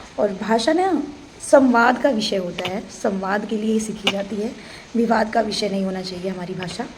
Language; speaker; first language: Hindi; native; Hindi